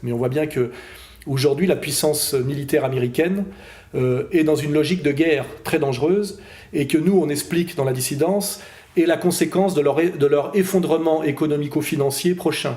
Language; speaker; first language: French; native; French